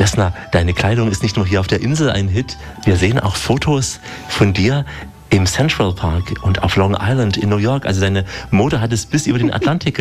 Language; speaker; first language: German; native; German